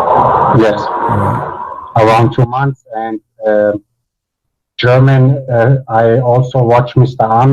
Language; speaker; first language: English; non-native, learner; Bosnian